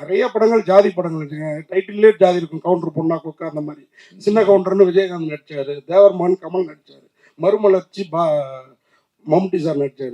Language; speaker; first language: Tamil; native; Tamil